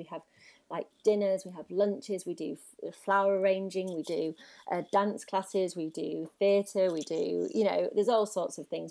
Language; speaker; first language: English; native; English